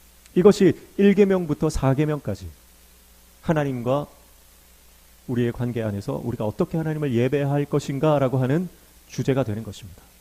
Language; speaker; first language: Korean; native; Korean